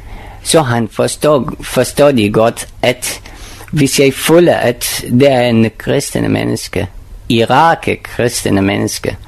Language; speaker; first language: Danish; non-native, learner; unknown